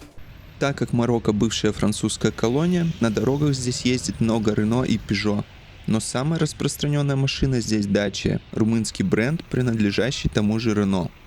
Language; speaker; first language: Russian; native; Russian